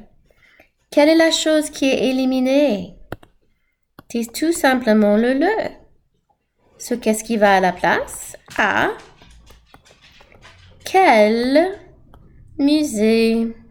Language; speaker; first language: French; non-native, fluent; English